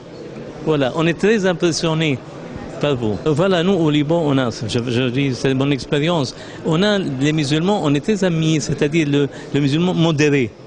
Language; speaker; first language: French; non-native, local second language; Arabic